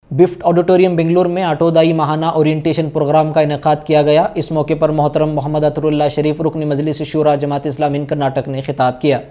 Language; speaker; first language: Urdu; native; Urdu